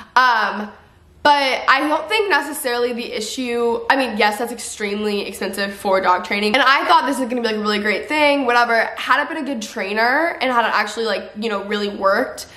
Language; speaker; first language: English; native; English